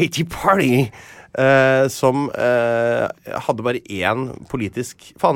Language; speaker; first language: Norwegian; native; Norwegian